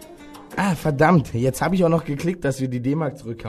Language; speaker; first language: German; native; German